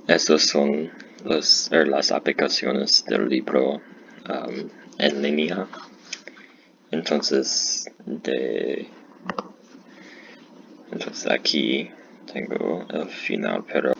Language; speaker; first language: Spanish; non-native, learner; English